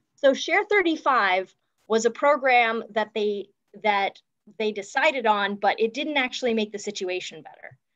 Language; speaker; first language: English; native; English